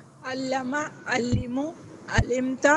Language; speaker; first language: Arabic; non-native, learner; Urdu